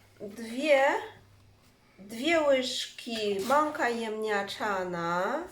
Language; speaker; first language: Polish; non-native, learner; Chinese